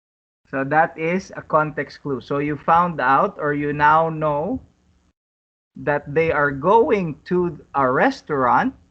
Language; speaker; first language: English; non-native, fluent; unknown